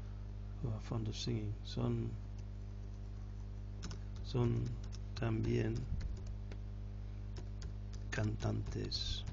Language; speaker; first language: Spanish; non-native, fluent; English